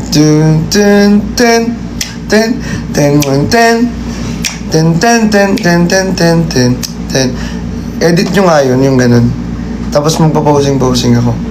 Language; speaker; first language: Filipino; non-native, local second language; Cebuano